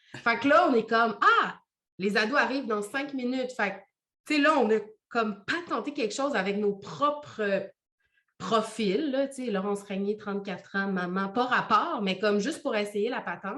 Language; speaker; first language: French; native; French